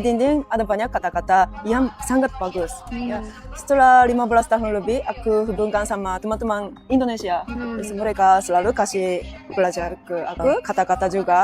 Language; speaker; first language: Indonesian; non-native, learner; Japanese